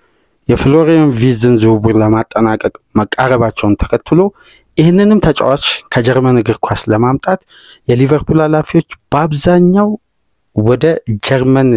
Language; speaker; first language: Amharic; native; Amharic